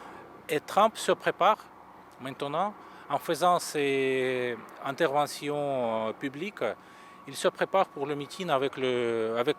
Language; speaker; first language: French; non-native, fluent; Russian